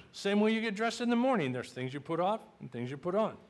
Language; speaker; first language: English; native; English